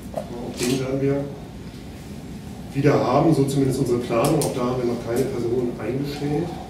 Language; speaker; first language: German; native; German